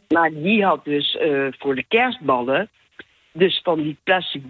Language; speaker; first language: Dutch; native; Dutch